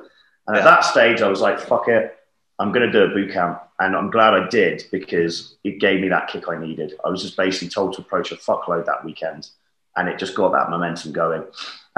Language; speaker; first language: English; native; English